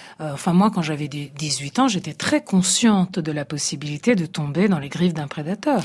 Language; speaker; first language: French; early bilingual, other home language; Italian